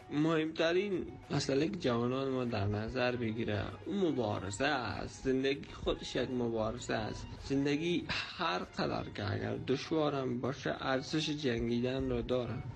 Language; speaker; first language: Persian; native; Persian